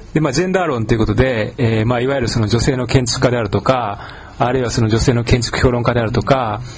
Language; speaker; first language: Japanese; native; Japanese